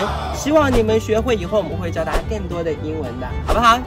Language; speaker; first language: Chinese; native; Chinese